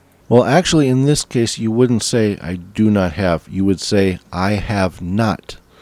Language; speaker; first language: English; native; English